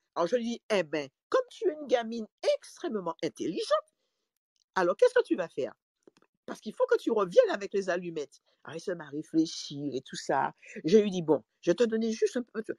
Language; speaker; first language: French; native; French